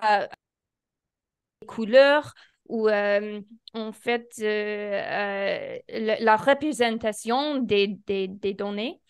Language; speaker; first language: French; non-native, fluent; English